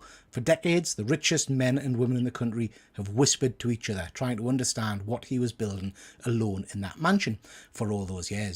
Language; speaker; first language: English; native; English